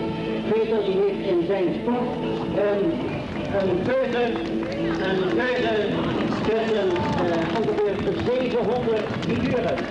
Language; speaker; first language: Dutch; native; Dutch